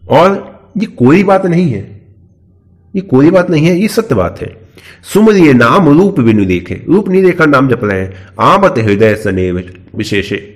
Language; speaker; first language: Hindi; native; Hindi